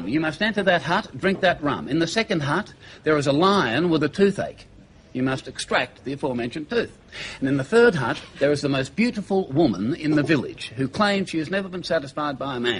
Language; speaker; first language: English; native; English